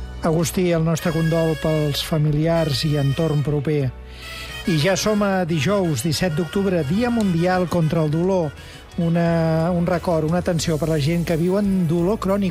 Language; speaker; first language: Catalan; native; Catalan